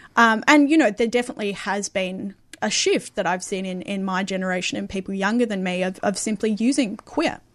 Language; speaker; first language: English; native; English